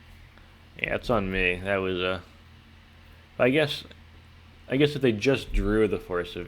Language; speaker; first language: English; native; English